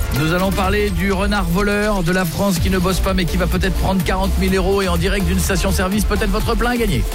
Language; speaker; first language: French; native; French